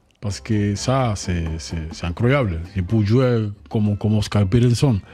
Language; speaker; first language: French; non-native, learner; Spanish